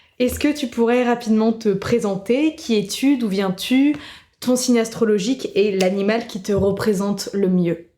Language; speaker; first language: French; native; French